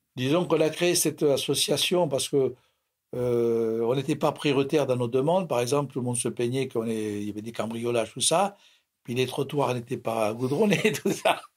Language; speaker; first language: French; native; French